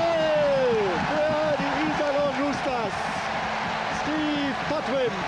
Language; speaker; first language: German; native; German